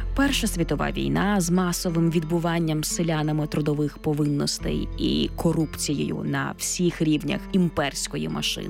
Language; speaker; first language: Ukrainian; native; Ukrainian